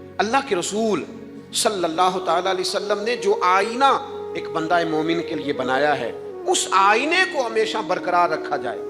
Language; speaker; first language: Urdu; non-native, local second language; Punjabi